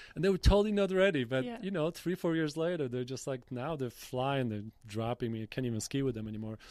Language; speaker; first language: English; non-native, fluent; Polish